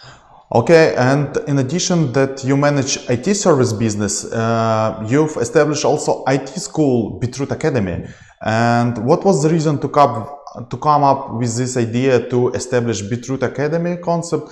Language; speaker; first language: English; non-native, learner; Ukrainian